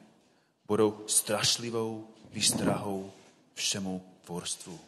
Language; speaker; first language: Czech; non-native, fluent; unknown